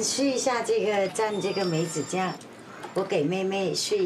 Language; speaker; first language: Chinese; non-native, fluent; Thai